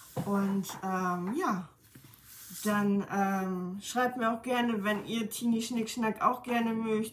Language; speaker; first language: German; native; German